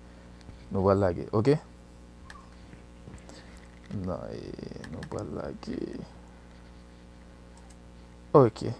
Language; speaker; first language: French; non-native, learner; Haitian Creole